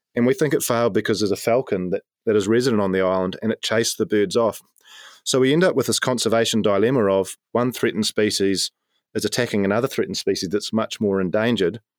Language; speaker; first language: English; native; English